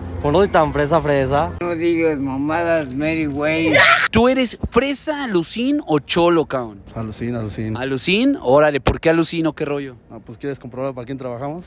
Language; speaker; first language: Spanish; native; Spanish